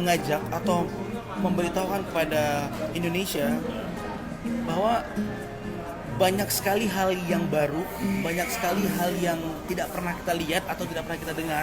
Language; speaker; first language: Indonesian; non-native, local second language; Achinese